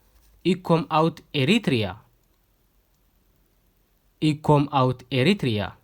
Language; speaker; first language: Dutch; non-native, learner; Tigrinya